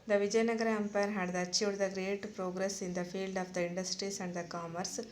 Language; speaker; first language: English; non-native, local second language; Kannada